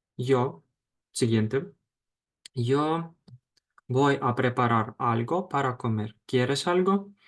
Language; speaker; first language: Spanish; non-native, fluent; Ukrainian